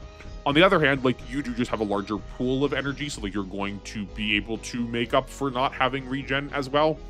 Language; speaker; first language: English; native; English